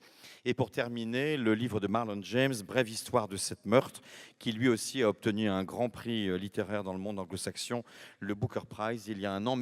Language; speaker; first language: French; native; French